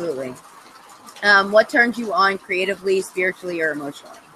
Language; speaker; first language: English; native; English